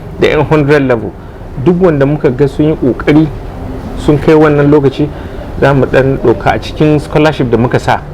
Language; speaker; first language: Hausa; native; Hausa